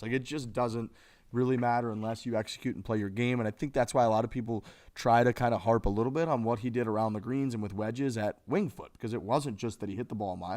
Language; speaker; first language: English; native; English